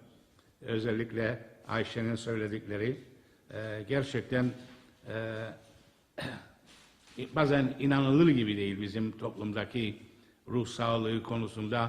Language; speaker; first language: Turkish; native; Turkish